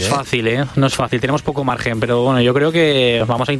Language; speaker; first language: Spanish; native; Spanish